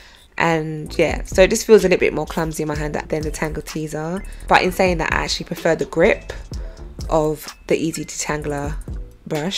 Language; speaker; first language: English; native; English